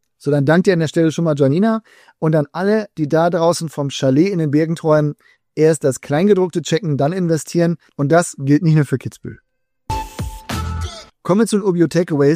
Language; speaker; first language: German; native; German